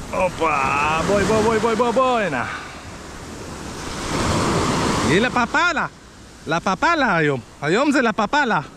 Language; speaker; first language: Hebrew; native; Hebrew